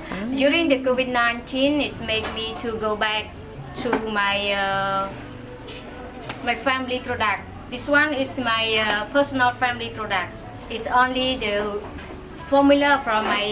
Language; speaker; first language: English; non-native, learner; Khmer